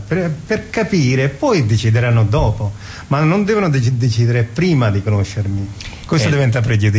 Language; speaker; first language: Italian; non-native, fluent; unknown